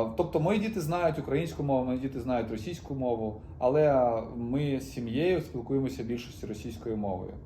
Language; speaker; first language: Ukrainian; non-native, local second language; Russian